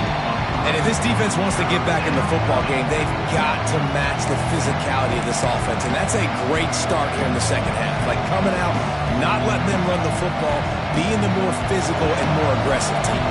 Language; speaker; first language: English; native; English